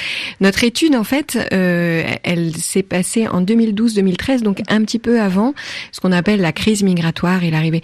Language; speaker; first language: French; native; French